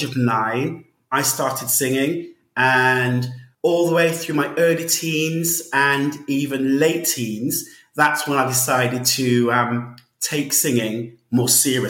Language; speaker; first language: English; native; English